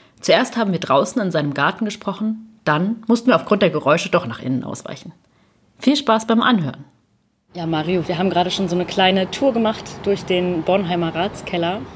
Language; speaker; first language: German; native; German